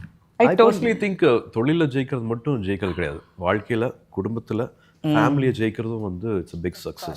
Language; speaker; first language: Tamil; native; Tamil